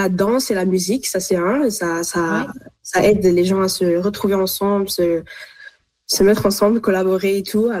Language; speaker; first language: French; non-native, local second language; Arabic